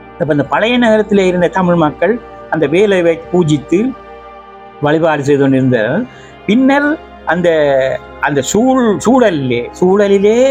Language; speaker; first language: Tamil; native; Tamil